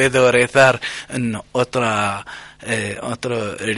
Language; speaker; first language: Spanish; non-native, learner; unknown